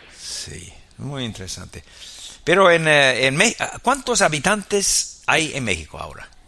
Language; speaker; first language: Spanish; non-native, fluent; English